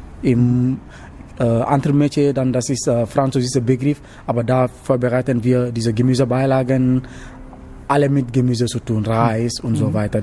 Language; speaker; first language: German; non-native, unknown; Wolof